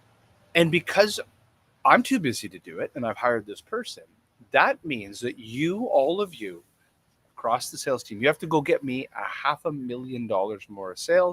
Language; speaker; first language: English; native; English